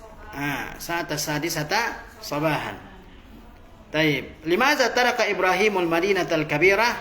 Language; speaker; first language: Arabic; non-native, fluent; Indonesian